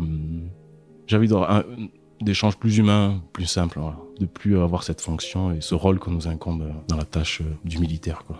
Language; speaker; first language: French; native; French